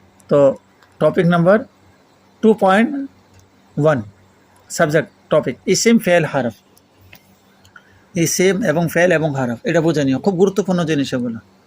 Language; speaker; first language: Bangla; non-native, local second language; Urdu